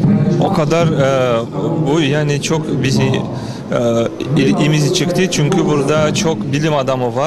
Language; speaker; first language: Turkish; non-native, learner; Azerbaijani